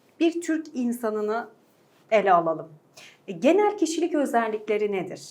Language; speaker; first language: Turkish; native; Turkish